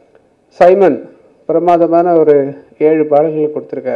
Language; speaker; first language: Tamil; native; Tamil